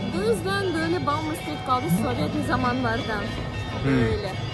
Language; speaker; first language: Turkish; non-native, learner; Russian